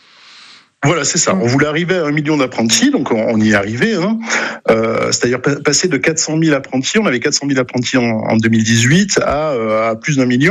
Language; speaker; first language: French; native; French